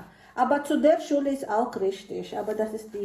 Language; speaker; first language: German; non-native, fluent; Filipino